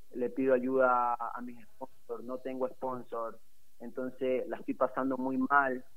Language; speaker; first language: Spanish; native; Spanish